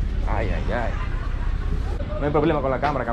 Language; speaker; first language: Spanish; non-native, learner; Greek